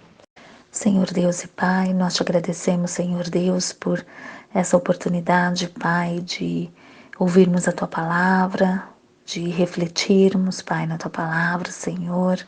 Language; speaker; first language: Portuguese; native; Portuguese